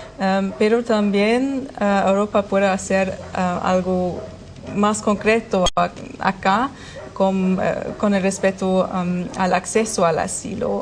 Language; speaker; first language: Spanish; non-native, learner; German